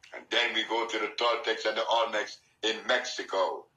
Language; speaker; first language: English; non-native, fluent; Spanish